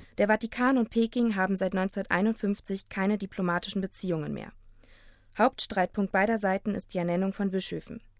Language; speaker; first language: German; native; German